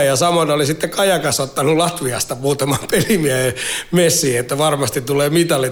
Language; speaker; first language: Finnish; native; Finnish